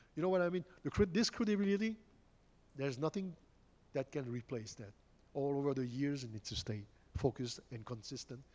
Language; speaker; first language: English; non-native, fluent; French